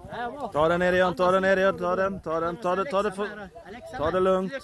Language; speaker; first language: Swedish; native; Swedish